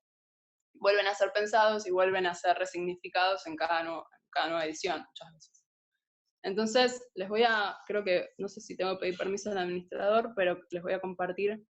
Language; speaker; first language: Spanish; native; Spanish